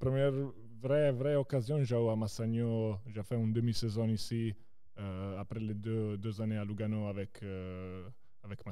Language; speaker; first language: French; non-native, local second language; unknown